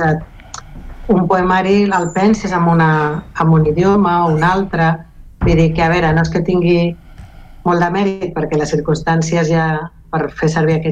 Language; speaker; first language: Catalan; non-native, local second language; Galician